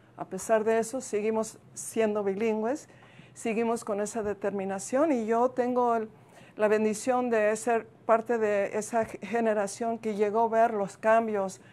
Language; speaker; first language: Spanish; early bilingual, heritage; Spanish